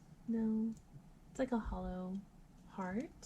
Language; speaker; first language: English; native; English